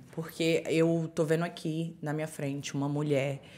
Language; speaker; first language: Portuguese; native; Portuguese